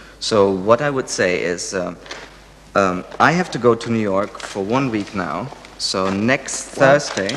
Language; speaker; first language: English; non-native, fluent; German